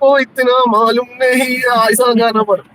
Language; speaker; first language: Hindi; non-native, local second language; Malayalam